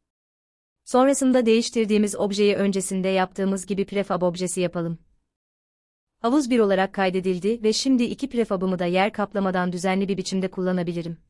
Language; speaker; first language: Turkish; native; Turkish